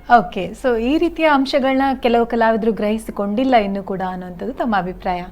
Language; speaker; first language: Kannada; native; Kannada